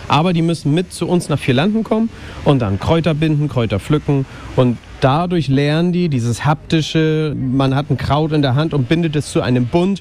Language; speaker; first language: German; native; German